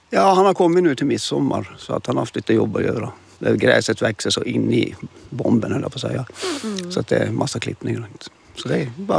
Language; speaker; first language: Swedish; non-native, local second language; Finnish